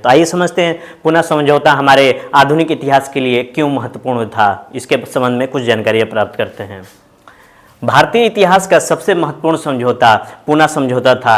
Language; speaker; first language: Hindi; native; Hindi